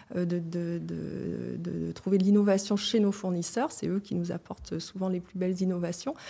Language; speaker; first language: French; native; French